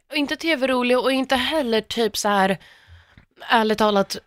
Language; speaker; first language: Swedish; native; Swedish